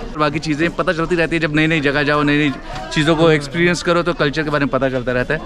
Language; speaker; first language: Hindi; native; Hindi